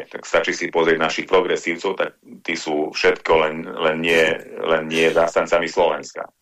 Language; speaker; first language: Slovak; non-native, local second language; Hungarian